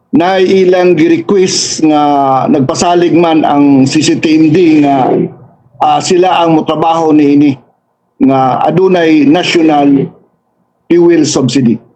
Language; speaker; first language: Cebuano; native; Cebuano